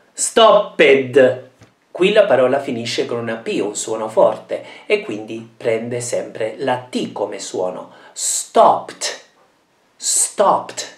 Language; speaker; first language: Italian; non-native, fluent; English